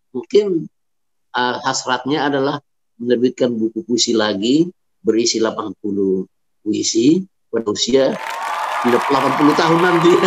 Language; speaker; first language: Indonesian; non-native, local second language; Batak Toba